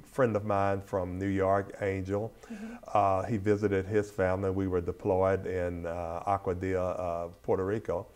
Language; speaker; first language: English; native; English